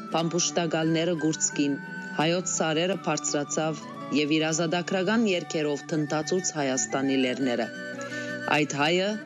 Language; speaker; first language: Armenian; early bilingual, heritage; Armenian